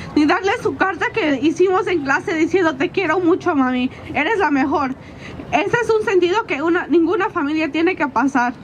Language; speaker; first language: Spanish; early bilingual, heritage; Spanish